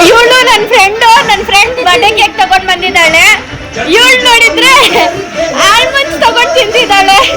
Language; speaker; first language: Kannada; non-native, local second language; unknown